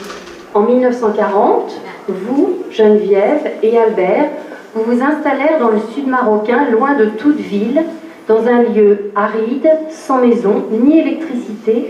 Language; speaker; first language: French; native; French